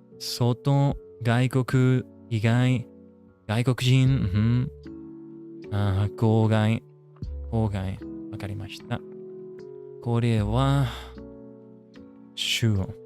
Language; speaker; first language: Japanese; non-native, learner; English